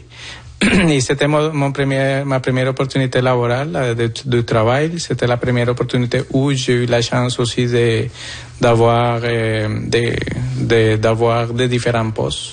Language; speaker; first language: French; non-native, fluent; Spanish